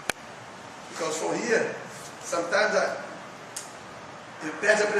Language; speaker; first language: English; non-native, learner; Portuguese